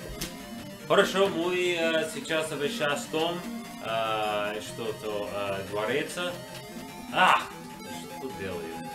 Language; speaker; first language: Russian; non-native, learner; English